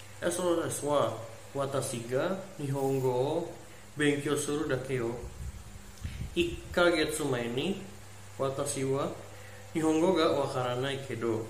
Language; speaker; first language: Japanese; non-native, learner; Indonesian